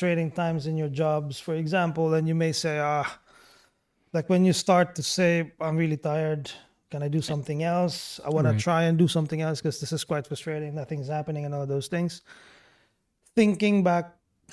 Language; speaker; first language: English; non-native, local second language; Cebuano